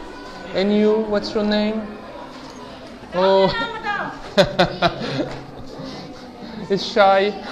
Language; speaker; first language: English; non-native, learner; French